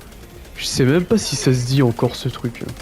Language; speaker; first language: French; native; French